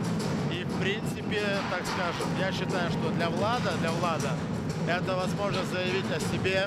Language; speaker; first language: Russian; native; Russian